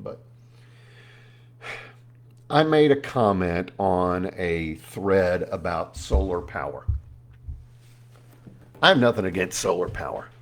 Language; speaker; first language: English; native; English